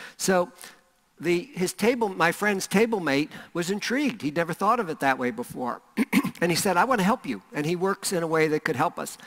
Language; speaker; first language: English; native; English